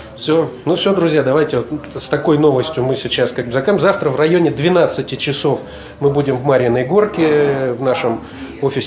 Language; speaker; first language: Russian; native; Russian